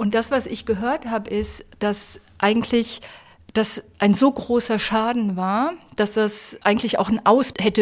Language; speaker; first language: German; native; German